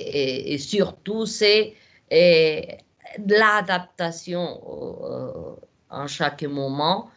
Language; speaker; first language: French; non-native, learner; Portuguese